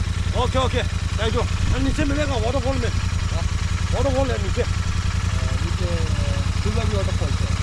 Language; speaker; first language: Hindi; non-native, local second language; Tibetan